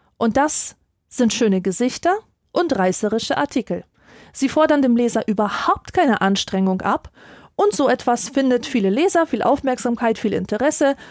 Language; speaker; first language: German; early bilingual, other home language; Polish